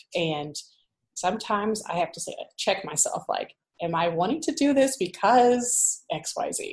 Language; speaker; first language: English; native; English